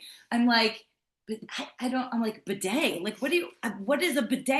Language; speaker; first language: English; native; English